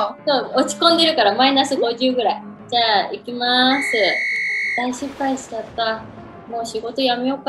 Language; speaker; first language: Japanese; native; Japanese